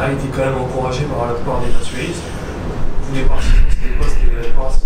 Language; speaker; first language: French; native; French